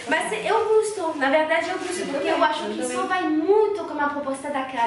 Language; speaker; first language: Portuguese; non-native, learner; French